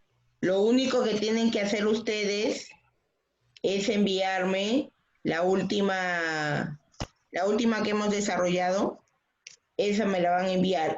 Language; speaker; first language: Spanish; native; Spanish